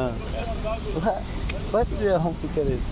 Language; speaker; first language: English; non-native, local second language; Filipino